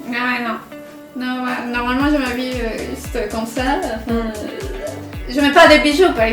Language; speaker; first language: French; non-native, fluent; Spanish